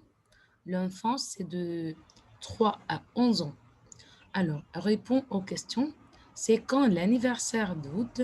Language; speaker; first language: French; non-native, fluent; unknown